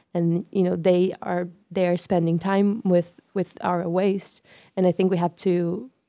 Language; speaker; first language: English; non-native, fluent; Portuguese